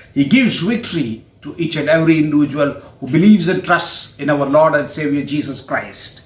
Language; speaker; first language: English; non-native, local second language; Tamil